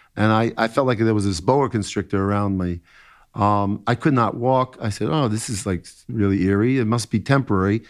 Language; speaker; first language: English; native; English